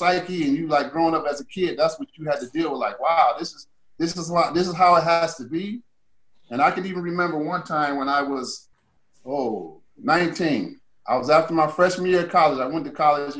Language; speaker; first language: English; native; English